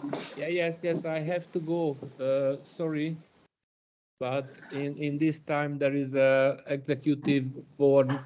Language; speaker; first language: English; non-native, learner; Hungarian